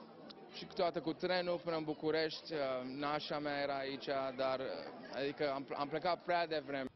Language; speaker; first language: Romanian; early bilingual, heritage; Romanian